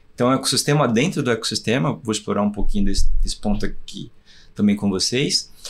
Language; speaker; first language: Portuguese; native; Portuguese